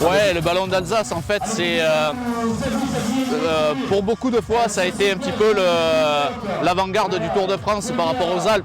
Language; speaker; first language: French; native; French